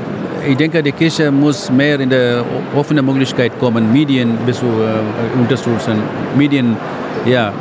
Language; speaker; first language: German; non-native, fluent; Tamil